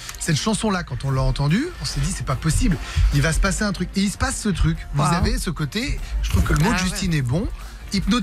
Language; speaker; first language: French; native; French